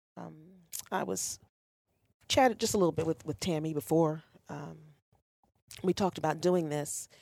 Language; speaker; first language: English; native; English